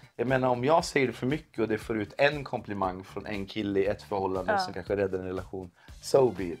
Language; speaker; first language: Swedish; native; Swedish